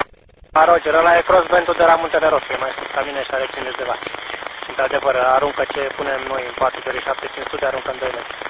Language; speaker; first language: Romanian; native; Romanian